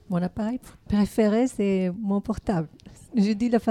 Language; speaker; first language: French; non-native, learner; Arabic